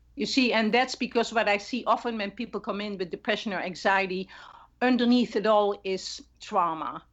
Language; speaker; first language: English; non-native, fluent; Dutch